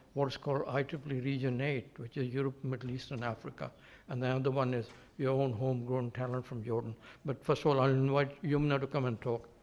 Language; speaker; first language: English; native; English